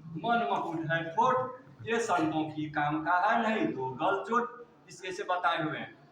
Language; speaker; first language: Hindi; non-native, fluent; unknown